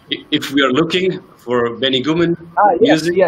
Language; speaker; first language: English; non-native, fluent; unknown